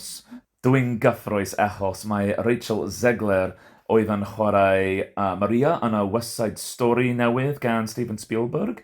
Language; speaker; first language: Welsh; non-native, fluent; English